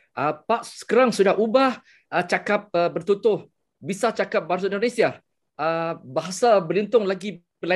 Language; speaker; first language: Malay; non-native, local second language; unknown